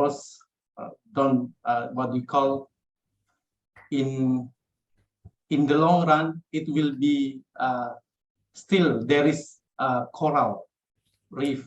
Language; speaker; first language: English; non-native, local second language; Indonesian